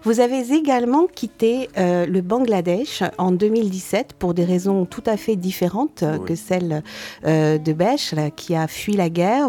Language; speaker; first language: French; native; French